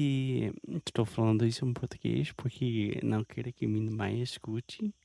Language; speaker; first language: Portuguese; non-native, fluent; English